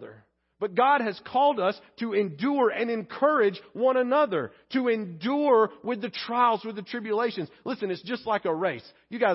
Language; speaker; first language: English; native; English